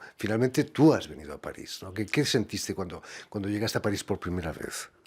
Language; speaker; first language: Spanish; native; Spanish